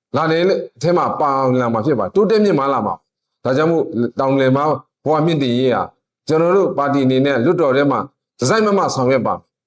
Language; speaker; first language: Burmese; non-native, local second language; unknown